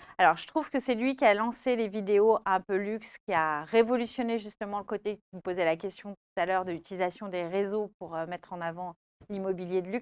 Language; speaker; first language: French; native; French